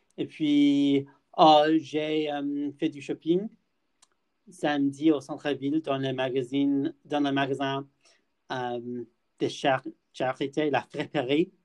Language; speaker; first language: French; non-native, learner; English